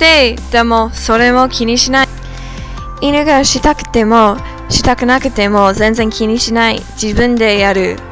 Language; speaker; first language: Japanese; non-native, learner; English